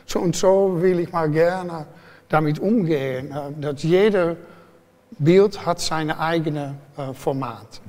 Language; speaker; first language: German; non-native, fluent; Dutch